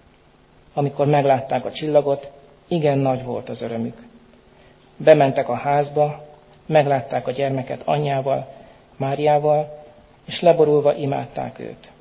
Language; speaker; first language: Hungarian; native; Hungarian